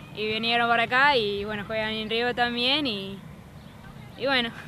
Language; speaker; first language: Spanish; non-native, fluent; English